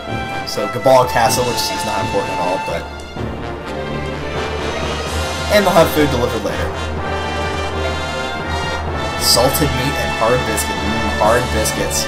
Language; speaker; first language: English; native; English